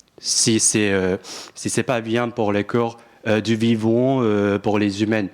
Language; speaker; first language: French; non-native, fluent; Japanese